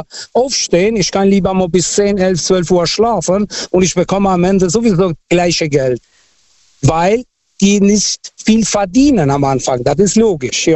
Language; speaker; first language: German; non-native, fluent; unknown